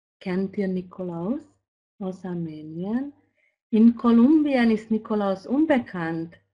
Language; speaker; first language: German; non-native, fluent; Hungarian